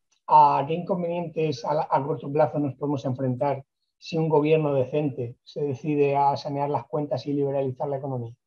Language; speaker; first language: Spanish; native; Spanish